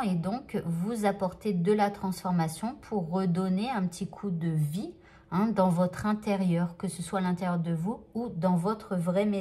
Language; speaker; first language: French; native; French